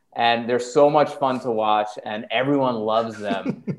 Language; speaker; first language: English; early bilingual, other home language; Persian